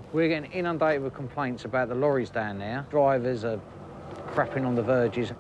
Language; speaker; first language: English; native; English